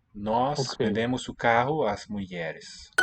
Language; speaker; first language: Portuguese; non-native, learner; English